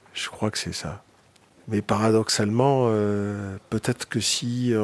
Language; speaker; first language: French; native; French